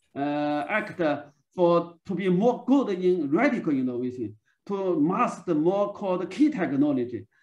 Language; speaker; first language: English; non-native, learner; Chinese